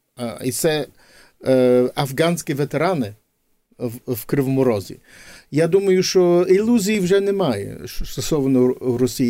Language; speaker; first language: Ukrainian; early bilingual, heritage; English